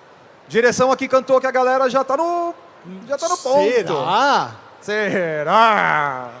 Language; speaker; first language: Portuguese; native; Portuguese